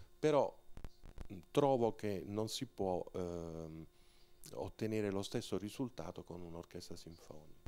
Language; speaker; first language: Italian; native; Italian